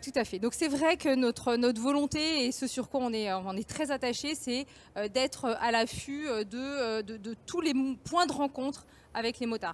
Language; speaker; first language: French; native; French